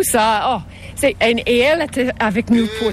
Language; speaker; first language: French; non-native, local second language; English